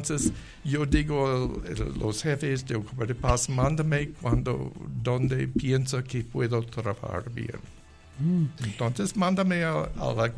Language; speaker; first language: Spanish; non-native, learner; English